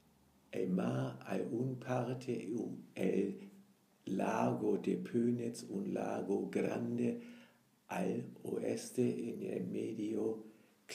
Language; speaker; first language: Spanish; non-native, fluent; German